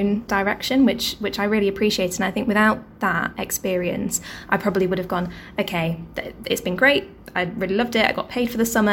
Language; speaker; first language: English; native; English